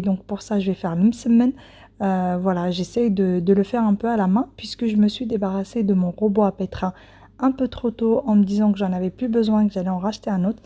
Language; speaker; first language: French; native; French